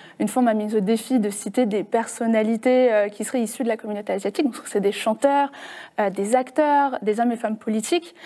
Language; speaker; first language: French; native; French